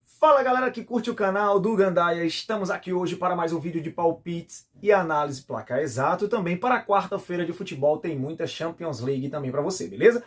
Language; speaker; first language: Portuguese; native; Portuguese